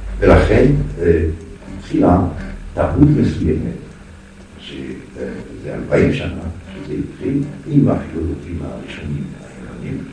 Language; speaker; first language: Hebrew; non-native, fluent; French